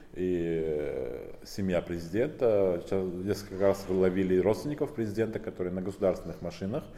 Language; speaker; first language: Russian; non-native, local second language; Tajik